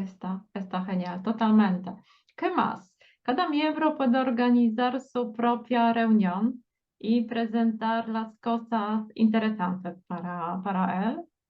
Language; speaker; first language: Spanish; non-native, fluent; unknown